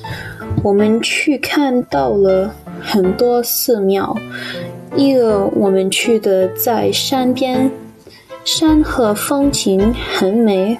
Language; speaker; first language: Chinese; non-native, learner; English